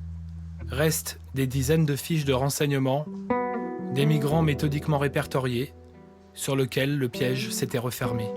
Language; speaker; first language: French; native; French